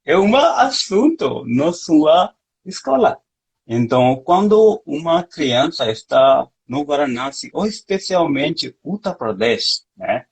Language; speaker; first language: Portuguese; non-native, fluent; Hindi